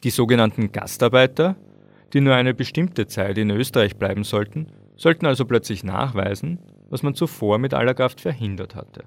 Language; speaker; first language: German; native; German